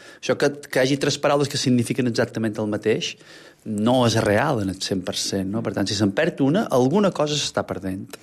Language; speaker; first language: Catalan; native; Catalan